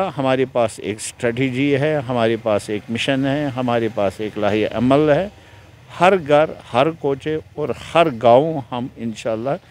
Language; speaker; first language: Hindi; non-native, local second language; Kashmiri